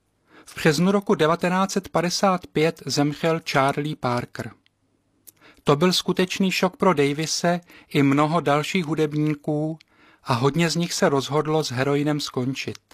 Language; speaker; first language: Czech; native; Czech